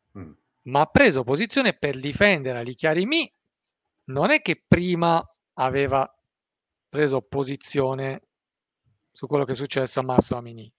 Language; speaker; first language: Italian; early bilingual, other home language; Persian